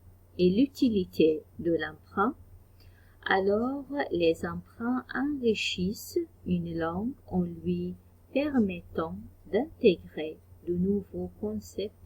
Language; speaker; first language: French; non-native, fluent; Arabic